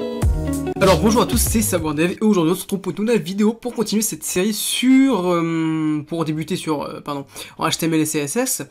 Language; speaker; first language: French; native; French